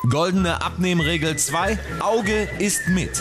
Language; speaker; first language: German; native; German